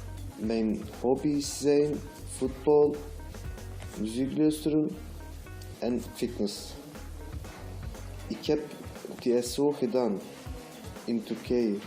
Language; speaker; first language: Dutch; non-native, learner; Turkish